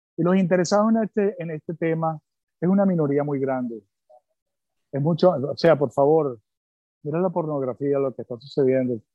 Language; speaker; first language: Spanish; early bilingual, other home language; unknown